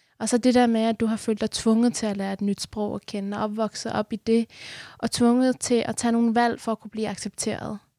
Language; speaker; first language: Danish; early bilingual, other home language; Persian